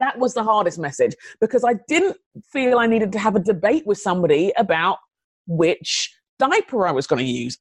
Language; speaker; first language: English; native; English